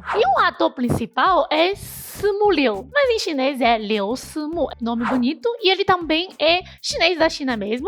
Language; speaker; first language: Portuguese; non-native, fluent; Chinese